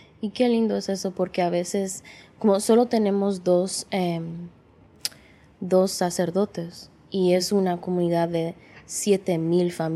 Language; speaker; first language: Spanish; early bilingual, heritage; English